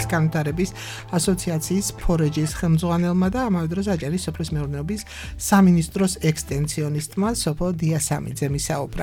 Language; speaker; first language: Georgian; native; Georgian